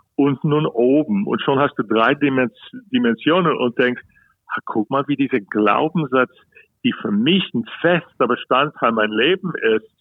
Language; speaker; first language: German; non-native, fluent; English